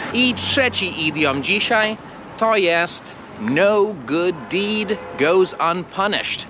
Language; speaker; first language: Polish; non-native, fluent; English